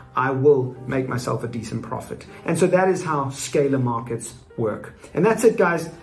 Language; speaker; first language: English; native; English